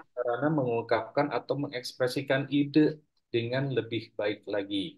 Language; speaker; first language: Indonesian; native; Indonesian